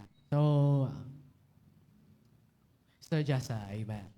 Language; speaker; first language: Filipino; native; Filipino